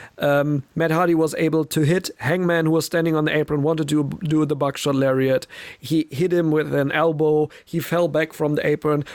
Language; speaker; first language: English; non-native, fluent; German